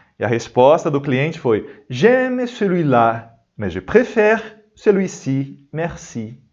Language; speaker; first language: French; non-native, fluent; Portuguese